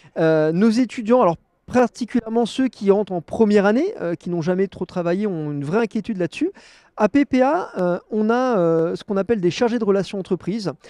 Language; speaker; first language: French; native; French